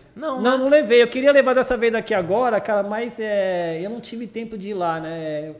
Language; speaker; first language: Portuguese; early bilingual, other home language; Japanese